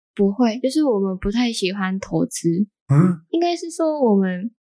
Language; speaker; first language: Chinese; non-native, fluent; Japanese